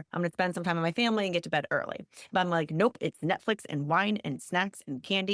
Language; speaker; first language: English; native; English